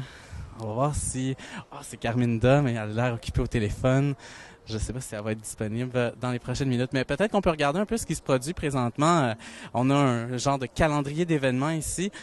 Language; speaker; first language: French; native; French